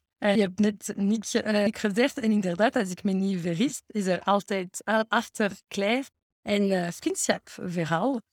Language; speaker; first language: Dutch; non-native, fluent; French